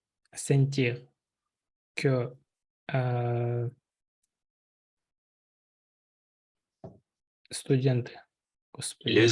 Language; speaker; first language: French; non-native, learner; Russian